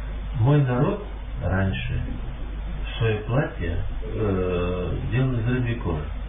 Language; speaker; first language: Russian; non-native, fluent; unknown